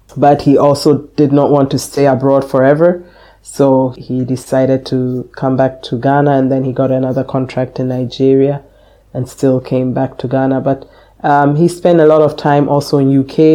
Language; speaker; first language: English; native; English